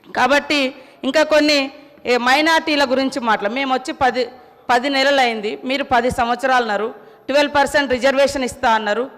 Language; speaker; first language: Telugu; non-native, local second language; Koya